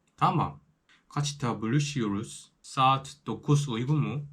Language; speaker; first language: Turkish; non-native, learner; Korean